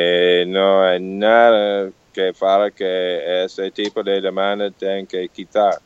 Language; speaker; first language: Portuguese; non-native, learner; English